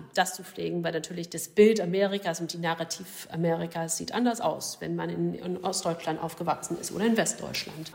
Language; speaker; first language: German; non-native, fluent; English